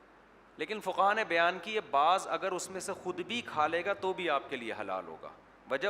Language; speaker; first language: Urdu; native; Urdu